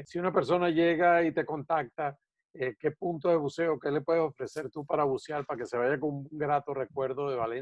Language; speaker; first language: Spanish; native; Spanish